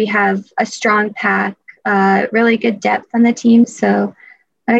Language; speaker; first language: English; native; English